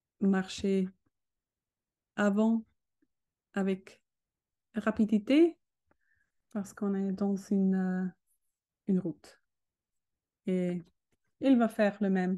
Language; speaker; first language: French; non-native, learner; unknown